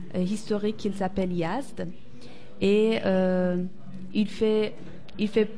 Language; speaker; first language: French; non-native, fluent; Persian